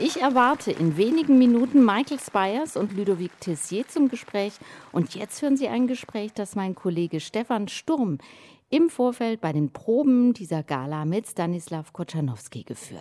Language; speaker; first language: German; native; German